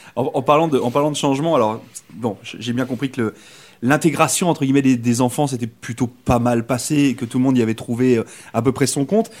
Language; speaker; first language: French; native; French